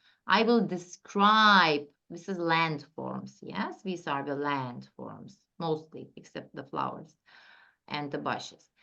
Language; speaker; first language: English; non-native, fluent; Turkish